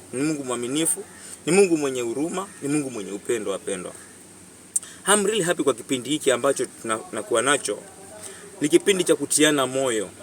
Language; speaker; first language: Swahili; non-native, local second language; Kamba